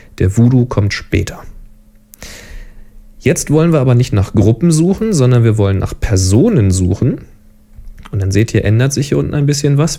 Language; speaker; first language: German; native; German